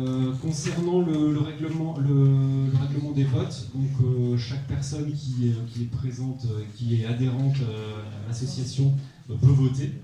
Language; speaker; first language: French; native; French